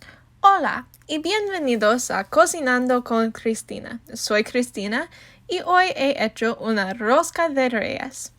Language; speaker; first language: Spanish; non-native, learner; English